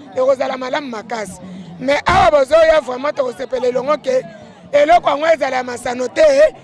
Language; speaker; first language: Lingala; non-native, local second language; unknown